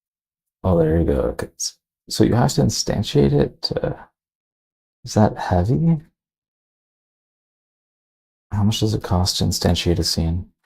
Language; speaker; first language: English; native; English